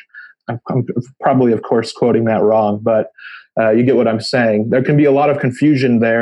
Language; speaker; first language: English; native; English